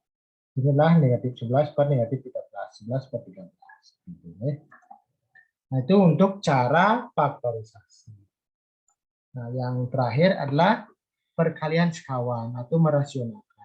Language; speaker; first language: Indonesian; native; Indonesian